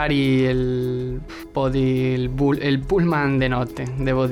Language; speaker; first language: Italian; non-native, learner; Spanish